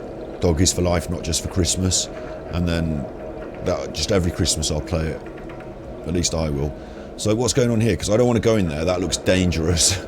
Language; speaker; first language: English; native; English